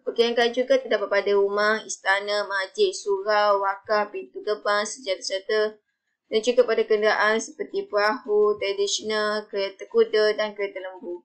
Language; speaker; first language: Malay; native; Malay